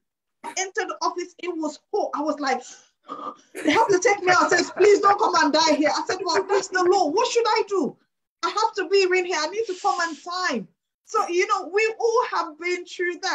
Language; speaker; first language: English; non-native, local second language; Krio